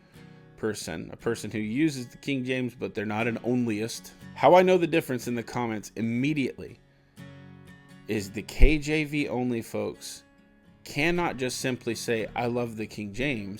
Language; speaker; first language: English; native; English